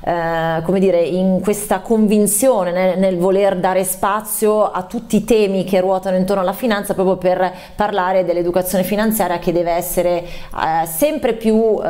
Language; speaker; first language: Italian; native; Italian